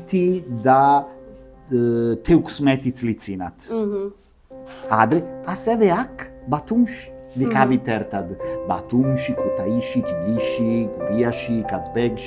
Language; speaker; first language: Georgian; non-native, learner; Italian